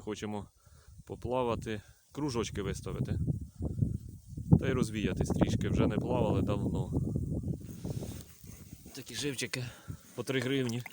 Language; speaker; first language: Ukrainian; native; Ukrainian